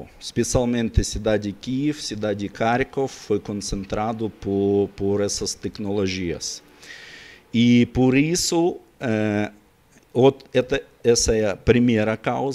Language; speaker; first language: Portuguese; non-native, learner; Russian